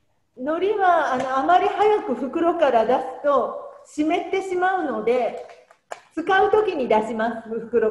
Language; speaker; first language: Japanese; non-native, fluent; Indonesian